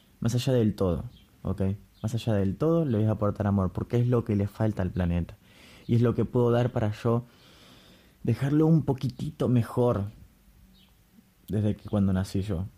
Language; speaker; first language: Spanish; native; Spanish